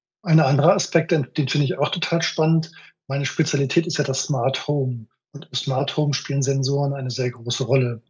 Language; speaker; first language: German; native; German